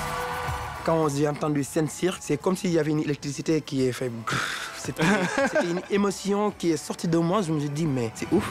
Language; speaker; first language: French; non-native, local second language; Wolof